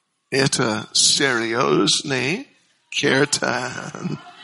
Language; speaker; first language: Russian; non-native, learner; English